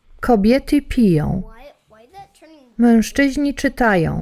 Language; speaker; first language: Polish; non-native, learner; English